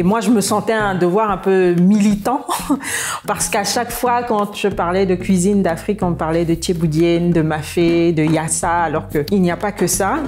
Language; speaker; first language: French; native; French